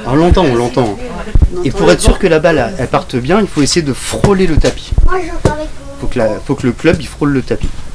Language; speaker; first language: French; native; French